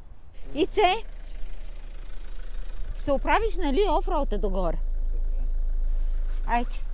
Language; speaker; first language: Bulgarian; native; Bulgarian